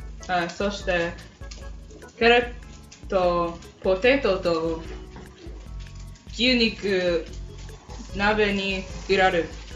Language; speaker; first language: Japanese; non-native, learner; English